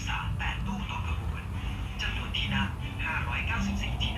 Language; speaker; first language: Thai; native; Thai